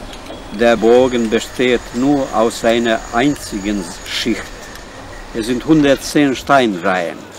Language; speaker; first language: German; non-native, fluent; Bosnian